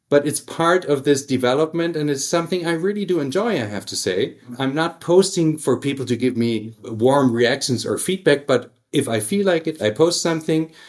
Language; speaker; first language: English; early bilingual, other home language; German